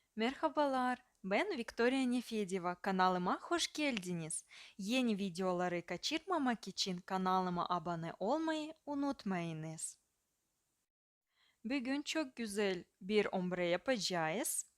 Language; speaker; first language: Turkish; non-native, fluent; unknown